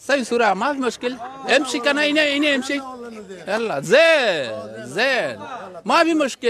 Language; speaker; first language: Arabic; non-native, learner; Bangla